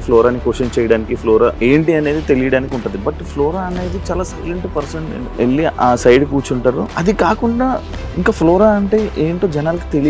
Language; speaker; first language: Telugu; native; Telugu